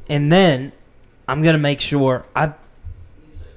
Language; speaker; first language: English; native; English